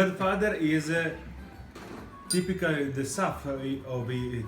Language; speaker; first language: English; non-native, learner; Italian